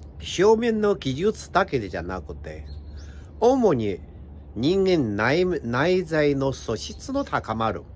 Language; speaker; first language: Japanese; non-native, fluent; Chinese